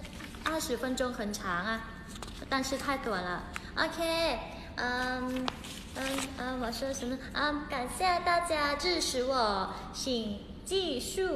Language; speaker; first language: Chinese; non-native, learner; Thai